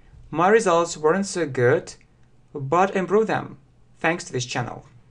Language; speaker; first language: English; non-native, fluent; Russian